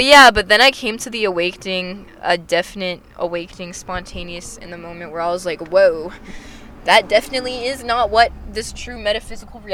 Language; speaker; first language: English; native; English